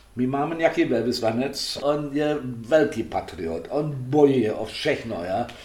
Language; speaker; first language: Czech; non-native, fluent; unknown